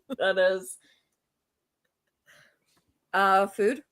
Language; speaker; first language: English; native; English